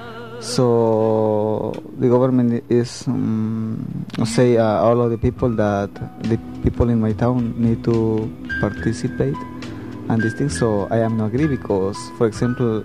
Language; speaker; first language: English; non-native, learner; Spanish